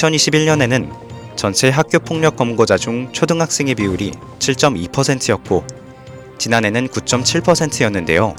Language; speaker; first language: Korean; native; Korean